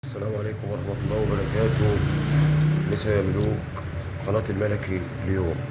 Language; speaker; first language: Arabic; native; Arabic